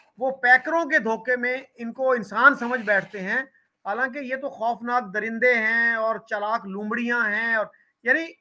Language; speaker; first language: Urdu; non-native, local second language; Punjabi